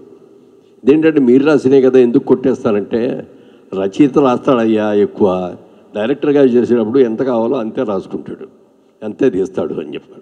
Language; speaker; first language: Telugu; native; Telugu